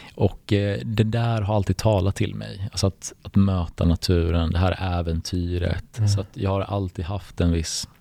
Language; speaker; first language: Swedish; early bilingual, other home language; Bosnian